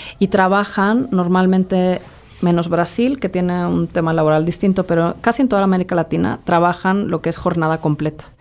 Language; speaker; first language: Spanish; early bilingual, other home language; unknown